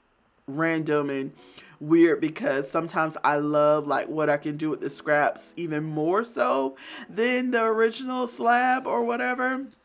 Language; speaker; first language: English; native; English